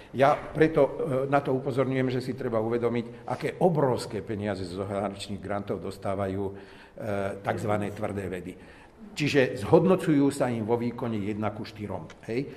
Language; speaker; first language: Slovak; native; Slovak